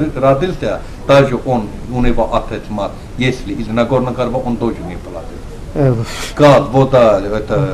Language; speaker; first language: Russian; non-native, learner; Azerbaijani